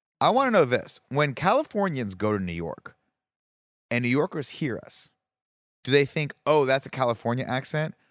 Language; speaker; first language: English; native; English